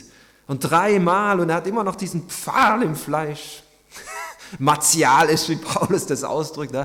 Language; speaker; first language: German; native; German